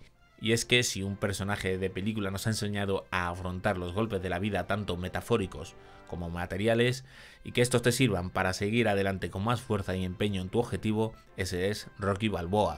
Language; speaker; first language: Spanish; native; Spanish